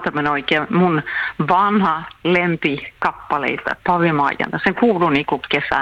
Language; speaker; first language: Finnish; non-native, local second language; Swedish